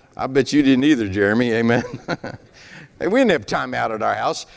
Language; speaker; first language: English; native; English